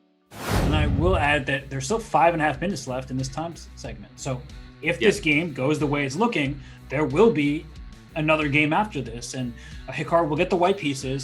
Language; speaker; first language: English; native; English